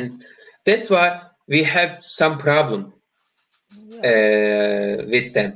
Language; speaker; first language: English; non-native, learner; Turkish